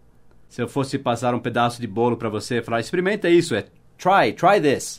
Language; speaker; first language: Portuguese; non-native, fluent; English